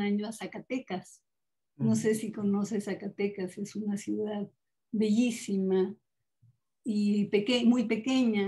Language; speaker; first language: Spanish; native; Spanish